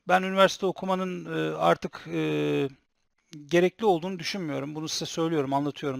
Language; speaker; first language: Turkish; native; Turkish